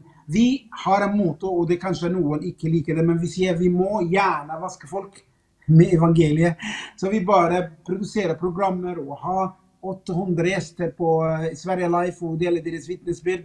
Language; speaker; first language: Swedish; non-native, fluent; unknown